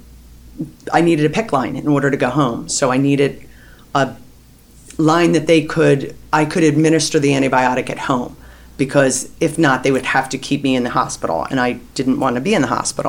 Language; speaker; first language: English; native; English